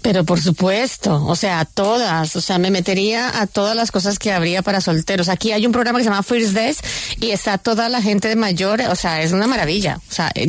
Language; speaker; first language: Spanish; native; Spanish